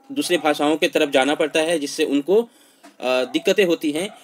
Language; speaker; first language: Hindi; non-native, local second language; Bhojpuri